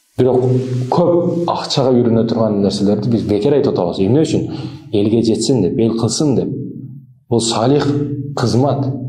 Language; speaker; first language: Kyrgyz; native; Kyrgyz